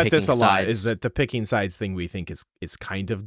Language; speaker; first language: English; native; English